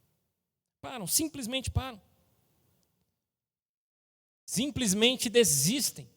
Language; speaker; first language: Portuguese; native; Portuguese